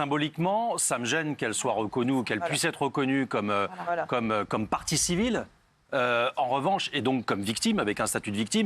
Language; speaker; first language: French; native; French